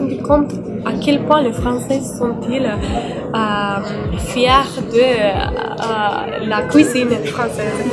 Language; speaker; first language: French; non-native, fluent; Spanish